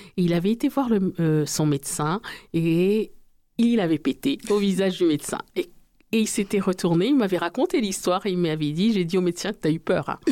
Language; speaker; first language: French; native; French